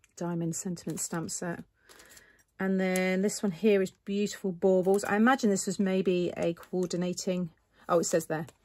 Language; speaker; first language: English; native; English